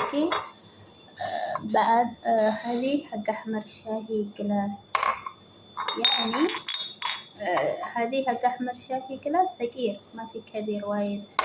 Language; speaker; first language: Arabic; non-native, learner; Amharic